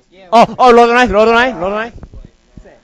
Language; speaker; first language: English; non-native, learner; Japanese